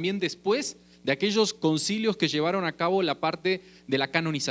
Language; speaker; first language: Spanish; native; Spanish